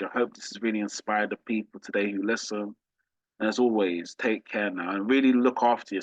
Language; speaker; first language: English; native; English